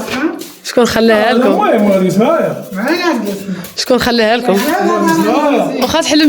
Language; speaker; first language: Arabic; native; Arabic